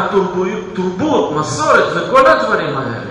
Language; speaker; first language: Hebrew; non-native, fluent; Russian